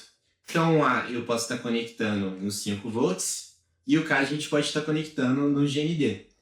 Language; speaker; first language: Portuguese; native; Portuguese